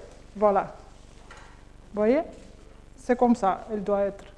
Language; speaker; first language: French; non-native, learner; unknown